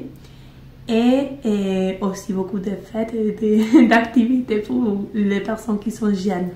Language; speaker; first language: French; non-native, learner; Spanish